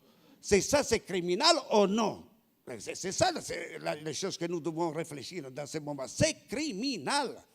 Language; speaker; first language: French; non-native, fluent; Italian